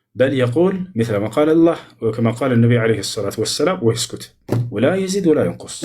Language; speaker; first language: Arabic; non-native, fluent; Amharic